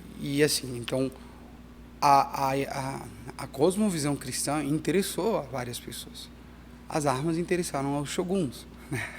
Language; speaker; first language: Portuguese; early bilingual, heritage; Portuguese